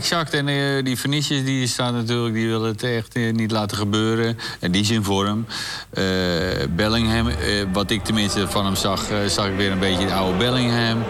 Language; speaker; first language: Dutch; native; Dutch